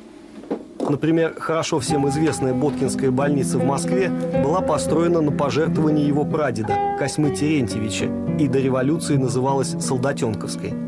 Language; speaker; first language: Russian; native; Russian